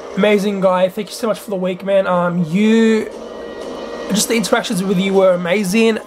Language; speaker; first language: English; native; English